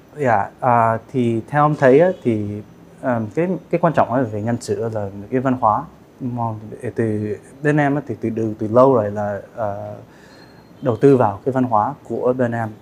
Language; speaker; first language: Vietnamese; early bilingual, heritage; Vietnamese